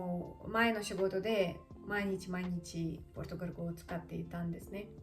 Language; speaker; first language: Japanese; non-native, learner; Russian